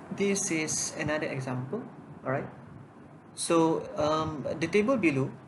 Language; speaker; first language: English; non-native, local second language; Malay